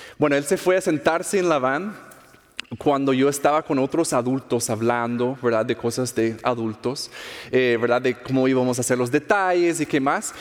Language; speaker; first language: Spanish; non-native, fluent; English